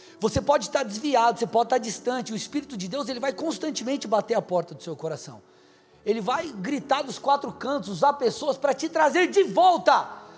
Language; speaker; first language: Portuguese; native; Portuguese